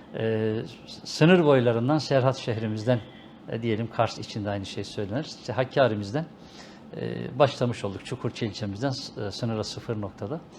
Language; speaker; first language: Turkish; native; Turkish